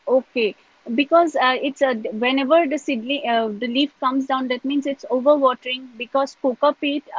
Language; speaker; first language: English; non-native, local second language; Assamese